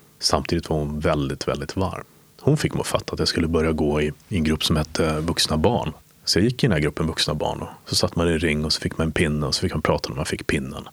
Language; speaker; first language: Swedish; native; Swedish